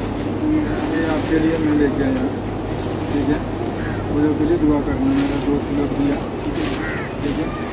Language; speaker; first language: Hindi; non-native, local second language; Malayalam